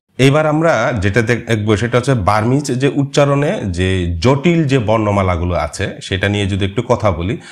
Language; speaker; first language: Bangla; non-native, local second language; Marma